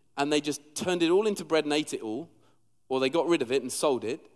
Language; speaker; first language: English; native; English